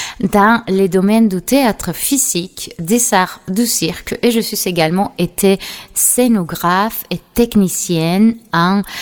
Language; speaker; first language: French; non-native, fluent; Spanish